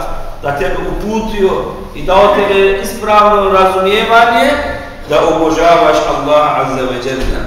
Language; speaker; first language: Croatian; non-native, fluent; Turkish